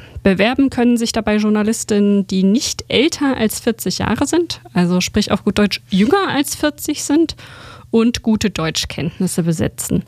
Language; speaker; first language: German; native; German